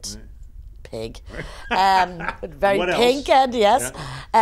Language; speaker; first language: English; native; English